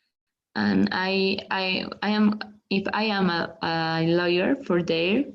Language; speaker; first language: English; non-native, learner; Spanish